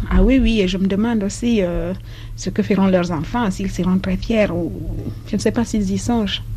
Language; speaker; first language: French; non-native, local second language; Basaa